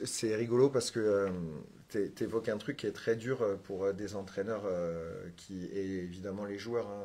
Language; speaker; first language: French; native; French